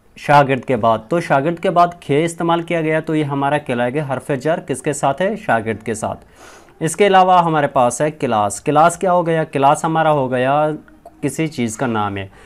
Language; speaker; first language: Urdu; non-native, local second language; Sindhi